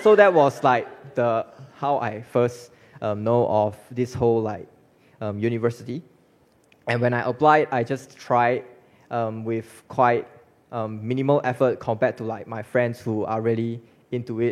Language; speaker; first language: English; non-native, local second language; Chinese